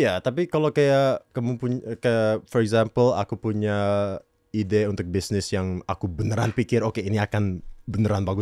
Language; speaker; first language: Indonesian; non-native, local second language; English